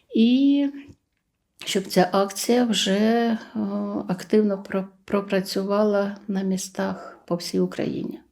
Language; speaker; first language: Ukrainian; native; Ukrainian